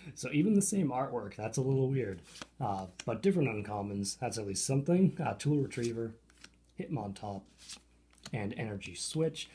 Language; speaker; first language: English; native; English